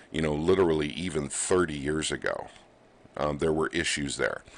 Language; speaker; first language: English; native; English